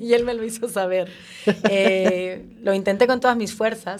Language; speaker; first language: Spanish; native; Spanish